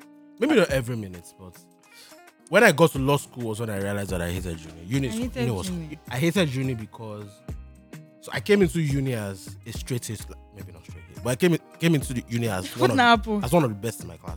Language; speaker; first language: English; non-native, local second language; Yoruba